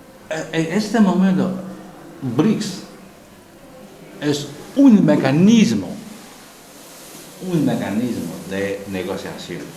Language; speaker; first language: Spanish; non-native, learner; Chinese